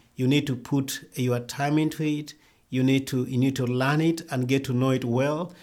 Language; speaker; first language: English; non-native, local second language; Luo (Kenya and Tanzania)